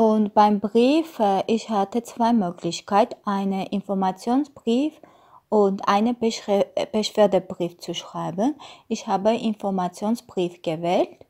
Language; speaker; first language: German; non-native, learner; Armenian